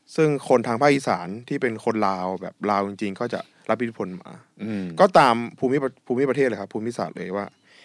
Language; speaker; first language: Thai; native; Thai